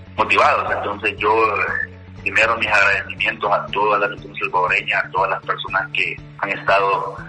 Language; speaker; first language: Spanish; native; Spanish